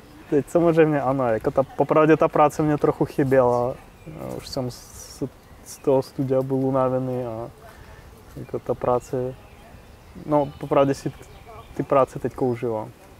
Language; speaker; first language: Czech; non-native, fluent; Russian